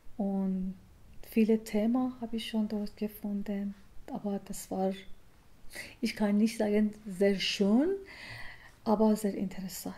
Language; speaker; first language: German; non-native, learner; Persian